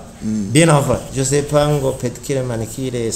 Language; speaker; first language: French; non-native, learner; Rundi